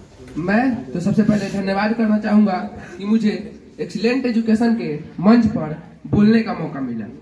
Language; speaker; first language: Hindi; native; Hindi